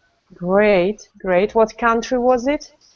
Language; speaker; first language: English; non-native, fluent; Russian